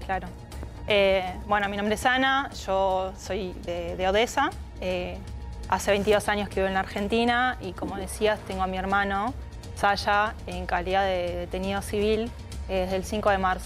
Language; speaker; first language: Spanish; early bilingual, other home language; Ukrainian